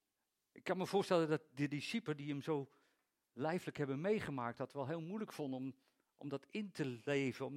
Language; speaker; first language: Dutch; native; Dutch